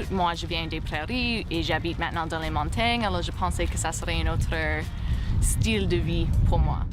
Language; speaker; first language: French; non-native, fluent; English